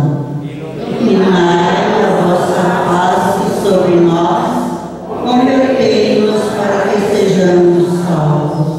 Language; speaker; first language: Portuguese; native; Portuguese